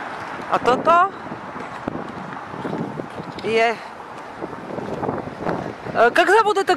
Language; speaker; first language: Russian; non-native, learner; Slovak